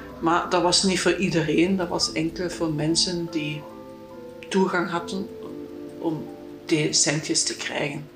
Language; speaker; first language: Dutch; non-native, fluent; German